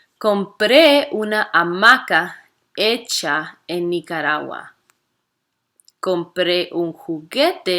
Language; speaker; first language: Spanish; non-native, fluent; English